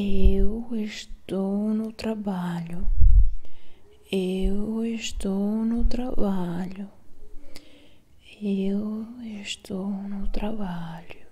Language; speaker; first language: Portuguese; non-native, learner; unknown